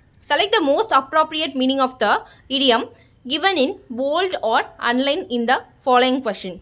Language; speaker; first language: English; non-native, local second language; Tamil